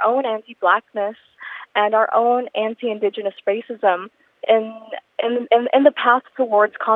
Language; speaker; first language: English; non-native, local second language; Filipino